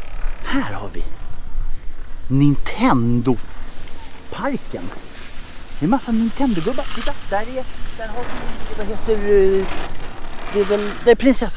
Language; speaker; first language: Swedish; native; Swedish